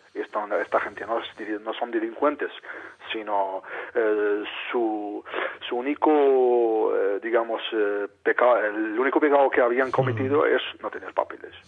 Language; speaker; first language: Spanish; non-native, fluent; Arabic